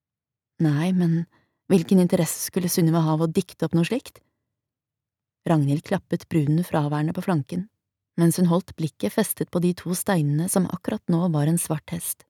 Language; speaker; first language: Norwegian; native; Norwegian